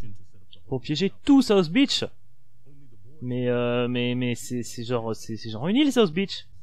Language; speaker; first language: French; native; French